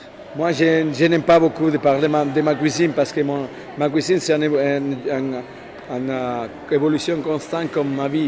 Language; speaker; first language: French; non-native, fluent; Spanish